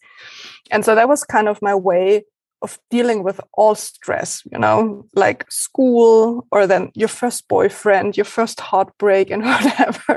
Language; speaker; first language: English; non-native, fluent; German